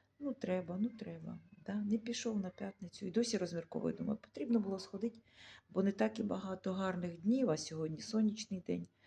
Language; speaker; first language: Ukrainian; non-native, local second language; Russian